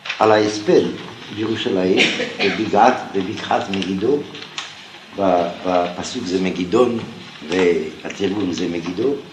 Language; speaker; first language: Hebrew; non-native, fluent; French